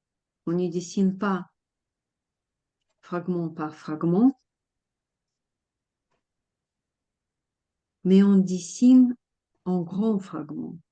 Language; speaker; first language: French; non-native, fluent; Russian